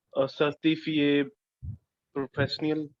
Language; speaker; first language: French; non-native, learner; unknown